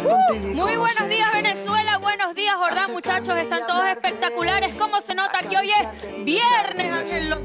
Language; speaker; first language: Spanish; native; Spanish